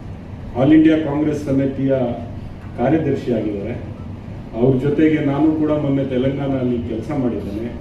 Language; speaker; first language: Kannada; native; Kannada